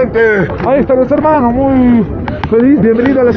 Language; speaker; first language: Spanish; native; Spanish